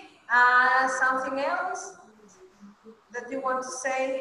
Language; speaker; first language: English; non-native, fluent; Spanish